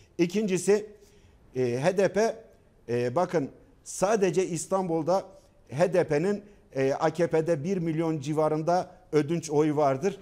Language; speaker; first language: Turkish; non-native, local second language; Kurdish